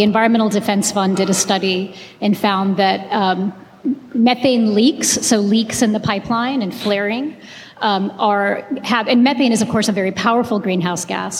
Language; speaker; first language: English; non-native, local second language; Hindi